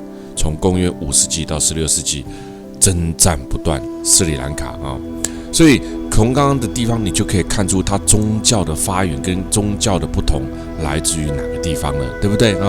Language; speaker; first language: Chinese; native; Chinese